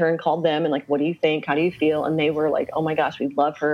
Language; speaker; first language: English; native; English